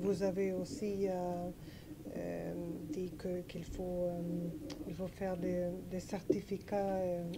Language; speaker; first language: French; non-native, learner; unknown